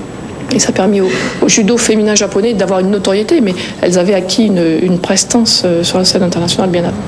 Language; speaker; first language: French; native; French